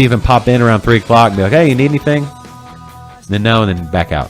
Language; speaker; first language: English; native; English